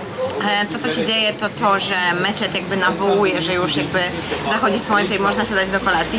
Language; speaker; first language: Polish; native; Polish